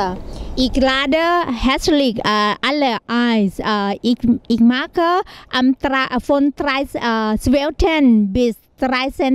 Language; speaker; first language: German; non-native, learner; Thai